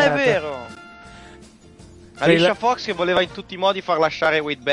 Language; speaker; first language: Italian; native; Italian